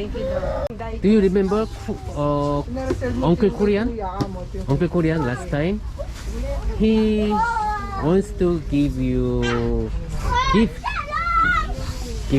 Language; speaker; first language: English; non-native, learner; Korean